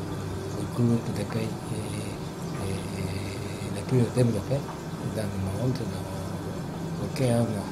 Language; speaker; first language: French; non-native, fluent; Japanese